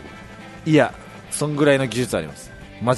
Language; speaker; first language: Japanese; native; Japanese